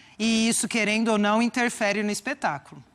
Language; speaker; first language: Portuguese; native; Portuguese